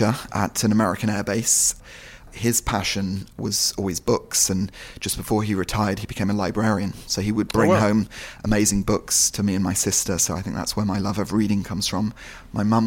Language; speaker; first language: English; native; English